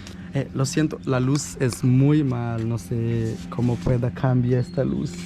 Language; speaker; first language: Spanish; non-native, learner; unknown